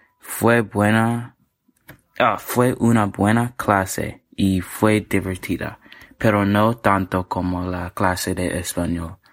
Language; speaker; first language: Spanish; non-native, learner; English